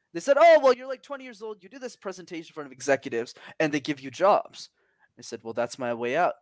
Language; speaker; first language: English; early bilingual, other home language; Tamil